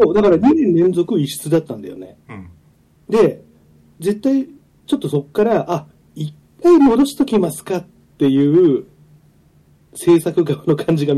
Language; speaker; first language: Japanese; native; Japanese